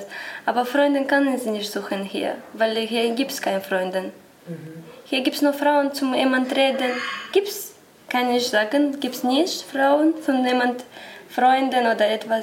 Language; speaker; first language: German; non-native, learner; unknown